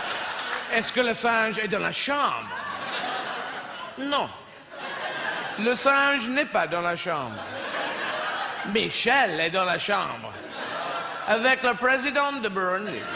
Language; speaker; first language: French; non-native, fluent; English